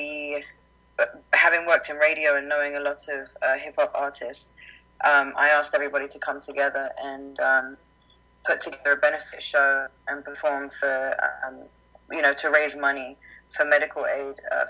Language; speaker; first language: English; native; English